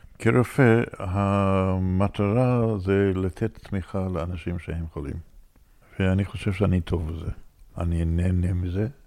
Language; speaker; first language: Hebrew; non-native, fluent; English